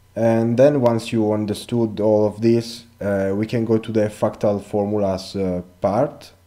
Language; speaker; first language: English; non-native, learner; Italian